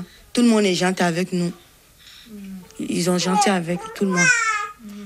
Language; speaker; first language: French; non-native, learner; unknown